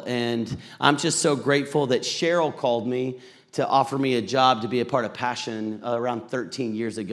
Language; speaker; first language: English; native; English